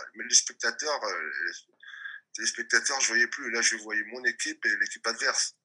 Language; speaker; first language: French; non-native, local second language; Réunion Creole French